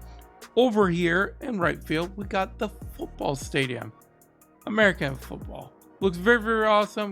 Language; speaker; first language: English; native; English